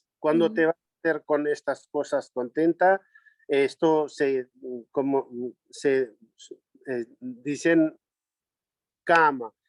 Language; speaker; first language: Spanish; non-native, learner; Nepali